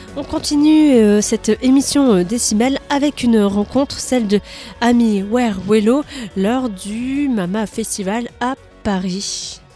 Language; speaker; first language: French; native; French